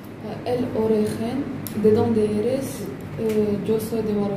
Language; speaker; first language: Spanish; non-native, learner; Arabic